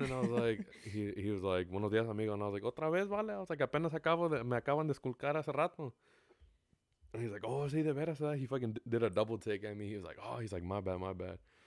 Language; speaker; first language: English; early bilingual, other home language; Spanish